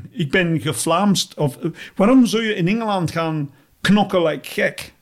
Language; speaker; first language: Dutch; non-native, fluent; English